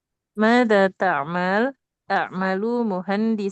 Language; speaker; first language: Arabic; non-native, learner; Indonesian